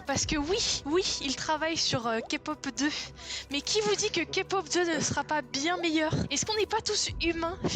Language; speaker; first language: French; native; French